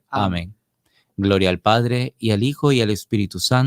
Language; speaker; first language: Spanish; native; Spanish